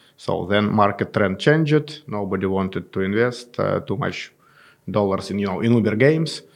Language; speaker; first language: English; non-native, fluent; Russian